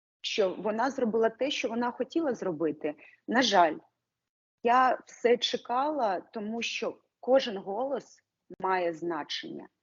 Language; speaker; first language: Ukrainian; non-native, local second language; Russian